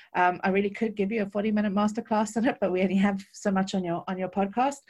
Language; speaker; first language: English; native; English